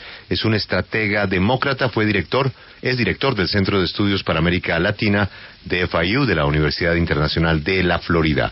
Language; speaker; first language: Spanish; native; Spanish